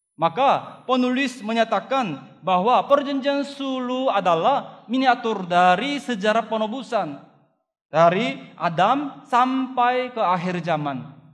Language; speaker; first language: Indonesian; non-native, fluent; Korean